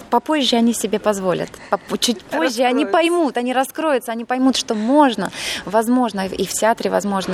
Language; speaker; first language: Russian; native; Russian